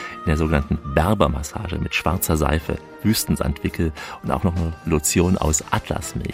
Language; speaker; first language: German; native; German